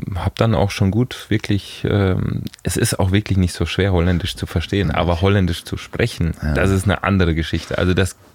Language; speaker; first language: German; native; German